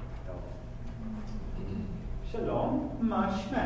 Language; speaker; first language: Hebrew; non-native, fluent; English